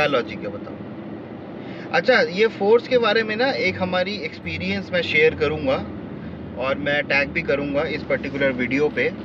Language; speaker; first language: Hindi; native; Hindi